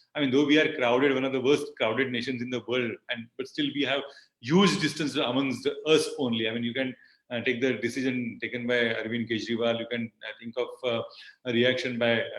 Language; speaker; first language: English; non-native, local second language; Marathi